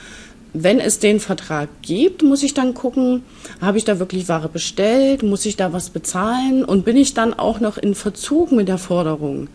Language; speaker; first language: German; native; German